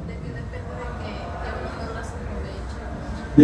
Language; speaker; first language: Spanish; native; Spanish